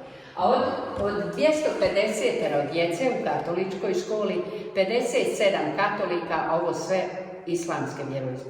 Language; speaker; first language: Croatian; native; Croatian